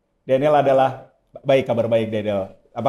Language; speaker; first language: Indonesian; native; Indonesian